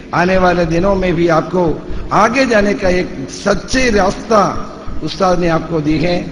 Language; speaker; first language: Hindi; non-native, local second language; Malayalam